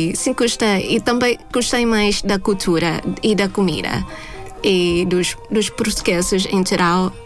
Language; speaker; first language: Portuguese; non-native, fluent; Thai